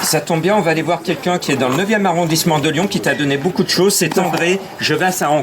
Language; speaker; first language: French; native; French